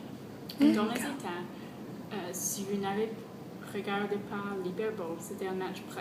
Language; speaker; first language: French; non-native, learner; English